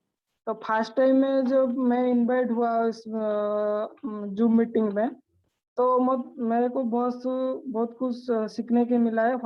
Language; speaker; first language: Hindi; non-native, local second language; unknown